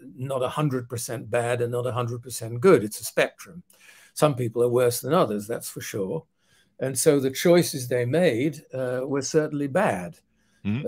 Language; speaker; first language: English; non-native, fluent; Dutch